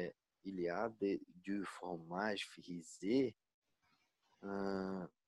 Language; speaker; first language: French; non-native, learner; Portuguese